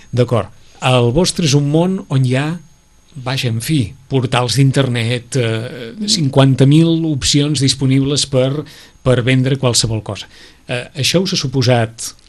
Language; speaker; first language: Catalan; native; Catalan